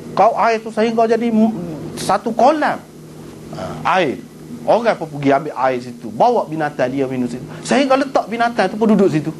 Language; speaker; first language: Malay; native; Malay